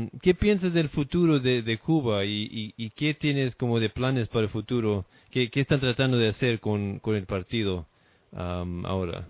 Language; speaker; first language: Spanish; non-native, fluent; English